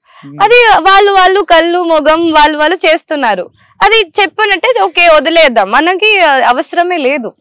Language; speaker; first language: Telugu; non-native, local second language; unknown